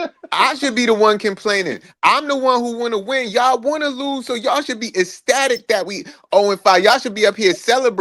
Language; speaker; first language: English; native; English